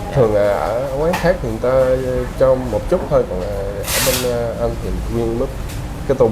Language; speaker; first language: Vietnamese; early bilingual, heritage; Vietnamese